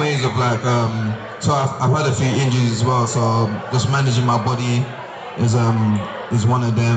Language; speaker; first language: English; native; English